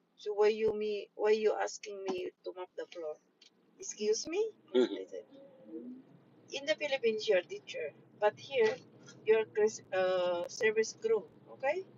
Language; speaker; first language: English; non-native, local second language; Filipino